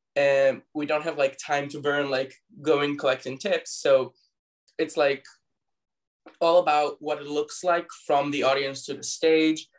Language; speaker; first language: English; non-native, fluent; Hebrew